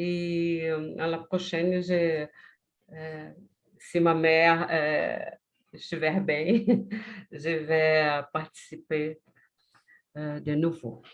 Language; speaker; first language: French; non-native, learner; Portuguese